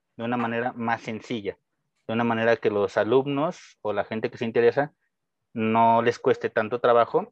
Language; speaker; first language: Spanish; native; Spanish